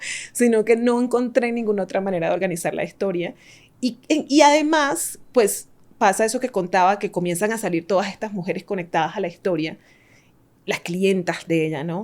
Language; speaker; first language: Spanish; native; Spanish